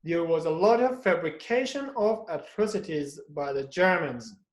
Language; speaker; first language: English; non-native, fluent; Persian